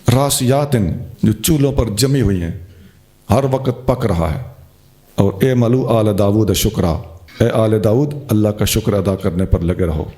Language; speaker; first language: Urdu; non-native, local second language; Punjabi